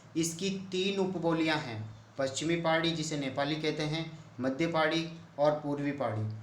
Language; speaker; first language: Hindi; native; Hindi